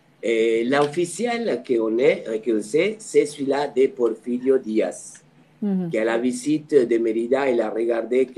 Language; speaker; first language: French; non-native, fluent; Spanish